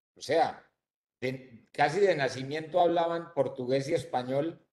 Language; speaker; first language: Spanish; native; Spanish